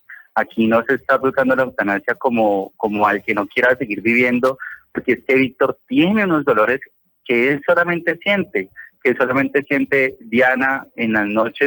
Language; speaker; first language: Spanish; native; Spanish